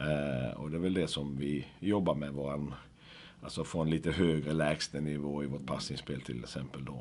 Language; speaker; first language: Swedish; native; Swedish